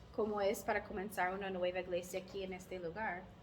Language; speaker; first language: Spanish; non-native, learner; English